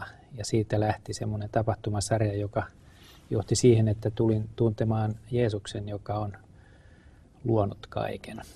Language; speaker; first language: Finnish; native; Finnish